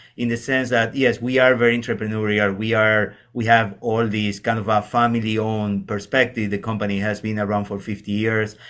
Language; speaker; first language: English; non-native, fluent; Spanish